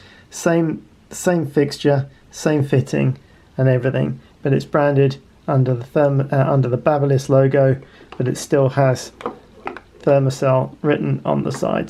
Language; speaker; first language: English; native; English